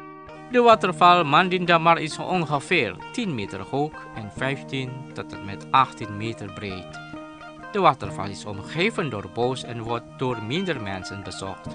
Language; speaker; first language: Dutch; non-native, fluent; Indonesian